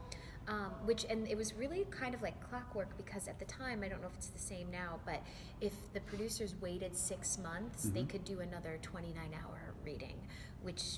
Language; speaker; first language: English; native; English